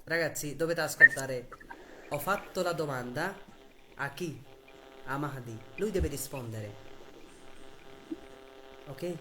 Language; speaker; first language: Italian; non-native, fluent; Bangla